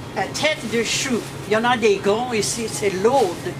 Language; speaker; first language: French; early bilingual, heritage; French